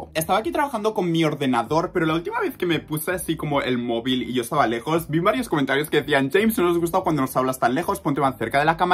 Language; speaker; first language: Spanish; native; Spanish